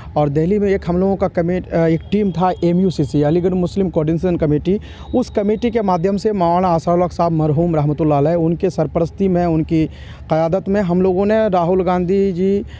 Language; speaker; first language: Hindi; native; Hindi